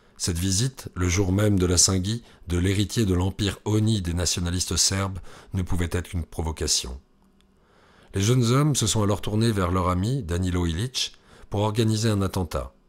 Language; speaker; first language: French; native; French